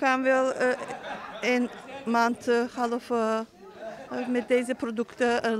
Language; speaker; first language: Dutch; non-native, learner; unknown